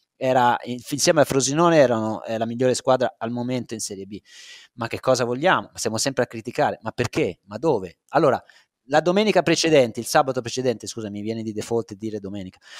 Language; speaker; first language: Italian; native; Italian